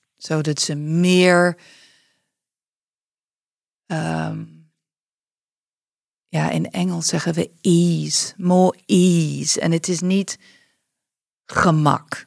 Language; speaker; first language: Dutch; non-native, fluent; English